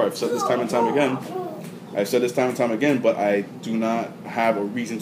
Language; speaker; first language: English; native; English